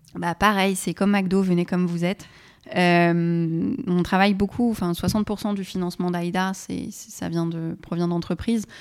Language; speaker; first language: French; non-native, local second language; Arabic